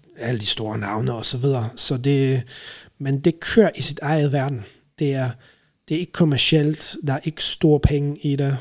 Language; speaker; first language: Danish; non-native, fluent; Polish